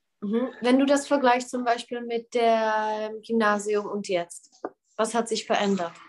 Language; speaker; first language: German; non-native, fluent; Czech